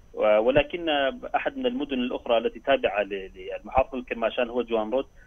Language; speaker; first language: Arabic; non-native, learner; Kurdish